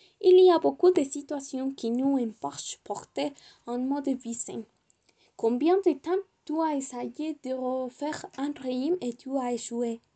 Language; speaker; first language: French; non-native, learner; Spanish